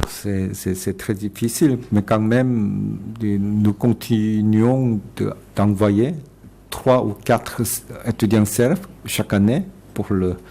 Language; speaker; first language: French; non-native, fluent; Korean